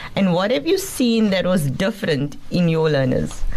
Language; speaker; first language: English; native; English